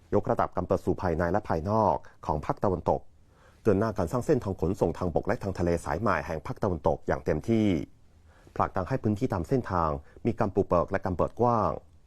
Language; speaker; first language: Thai; non-native, fluent; Chinese